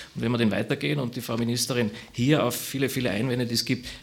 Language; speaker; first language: German; native; German